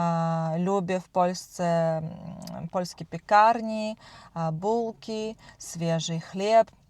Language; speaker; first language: Polish; non-native, learner; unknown